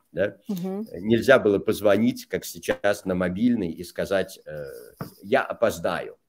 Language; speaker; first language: Russian; native; Russian